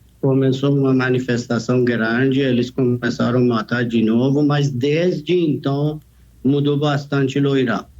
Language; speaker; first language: Portuguese; non-native, fluent; Persian